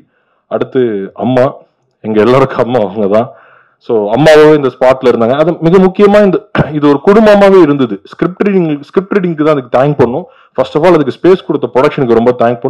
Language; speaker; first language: Tamil; native; Tamil